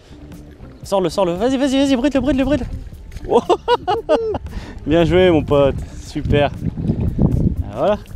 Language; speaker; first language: French; native; French